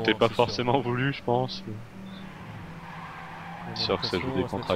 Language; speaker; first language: French; native; French